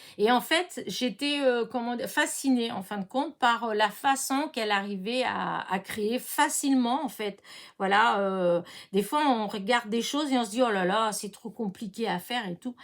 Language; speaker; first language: French; early bilingual, other home language; Portuguese